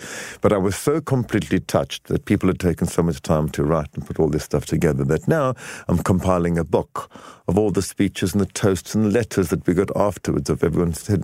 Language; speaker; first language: English; native; English